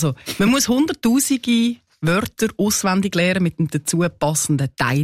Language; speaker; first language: German; native; German